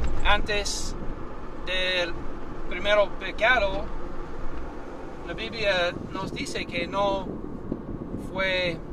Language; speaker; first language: Spanish; non-native, learner; English